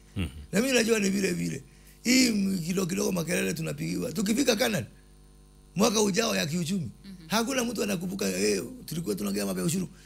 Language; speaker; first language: Swahili; non-native, local second language; Kikuyu